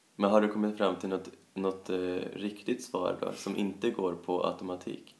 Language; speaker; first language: Swedish; native; Swedish